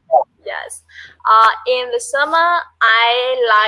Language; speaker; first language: English; non-native, learner; Vietnamese